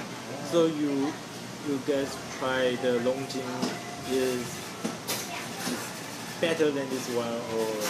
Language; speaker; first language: English; non-native, learner; Chinese